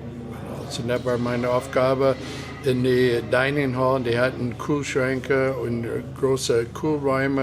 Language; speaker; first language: German; non-native, fluent; English